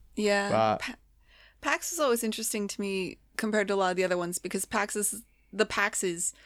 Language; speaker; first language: English; native; English